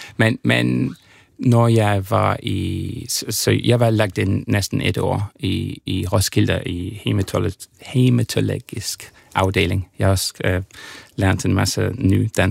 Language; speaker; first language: Danish; non-native, fluent; English